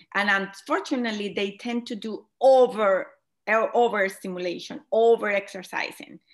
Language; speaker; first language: English; non-native, fluent; Spanish